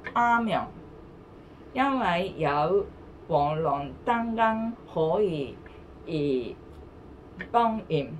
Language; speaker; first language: Chinese; non-native, learner; Japanese